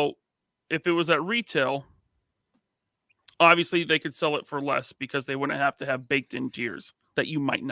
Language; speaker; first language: English; native; English